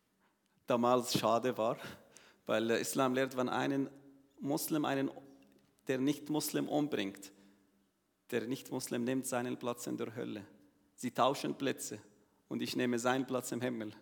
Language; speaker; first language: German; non-native, learner; Arabic